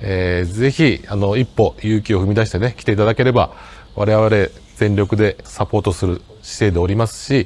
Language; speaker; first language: Japanese; native; Japanese